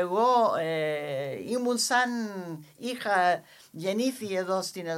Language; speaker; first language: Greek; non-native, fluent; English